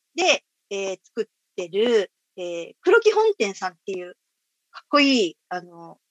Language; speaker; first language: Japanese; native; Japanese